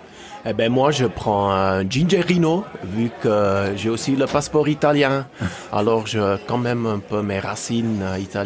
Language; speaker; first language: French; native; French